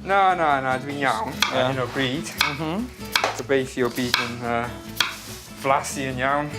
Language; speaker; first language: Welsh; non-native, learner; English